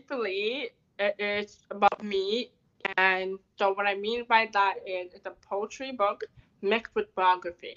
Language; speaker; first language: English; native; English